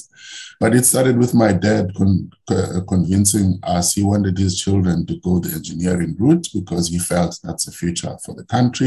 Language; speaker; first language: English; non-native, local second language; Xhosa